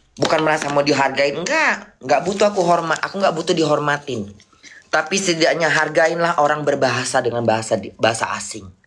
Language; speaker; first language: Indonesian; native; Indonesian